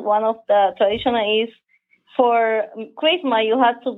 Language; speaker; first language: English; non-native, learner; Spanish